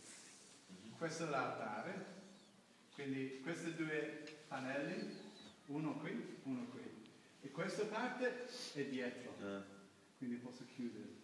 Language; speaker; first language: Italian; non-native, learner; English